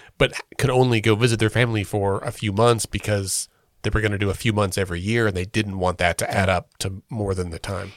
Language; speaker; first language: English; native; English